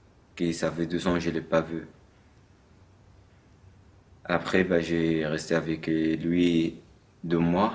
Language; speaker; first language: French; non-native, learner; Arabic